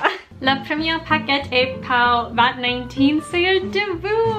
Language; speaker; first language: French; non-native, local second language; English